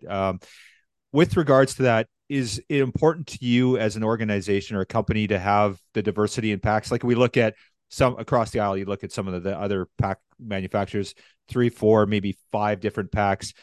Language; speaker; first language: English; native; English